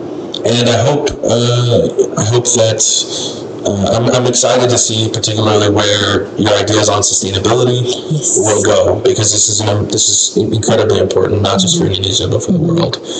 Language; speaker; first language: English; non-native, fluent; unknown